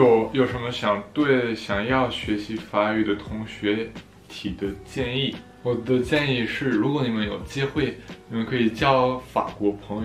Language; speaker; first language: Chinese; non-native, fluent; French